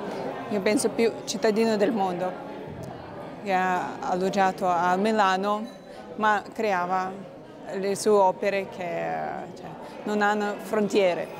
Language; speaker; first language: Italian; non-native, fluent; Albanian